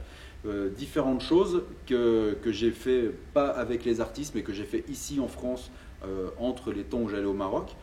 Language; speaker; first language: French; native; French